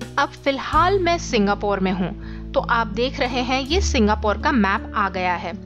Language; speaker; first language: Hindi; native; Hindi